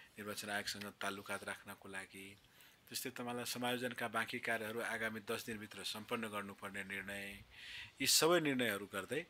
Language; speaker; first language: Nepali; non-native, local second language; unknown